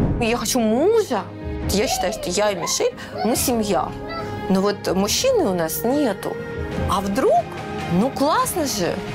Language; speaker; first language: Russian; native; Russian